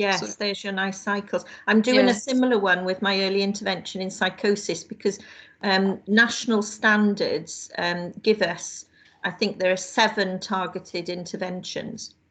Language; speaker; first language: English; native; English